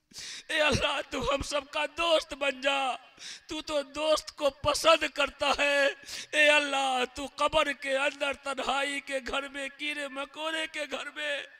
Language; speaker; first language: Hindi; native; Hindi